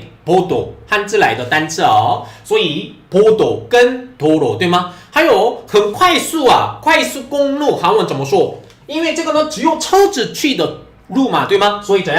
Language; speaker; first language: Chinese; non-native, fluent; Korean